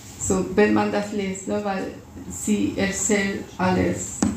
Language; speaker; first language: German; non-native, fluent; Russian